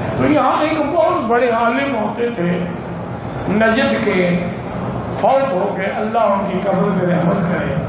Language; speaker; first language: Urdu; early bilingual, heritage; Urdu